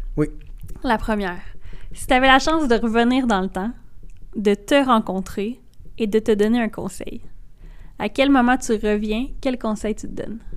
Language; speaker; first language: French; native; French